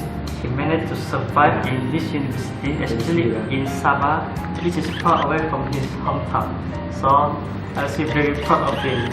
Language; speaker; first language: English; non-native, local second language; Malay